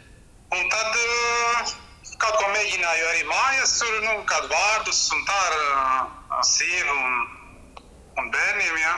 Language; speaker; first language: Latvian; non-native, learner; Greek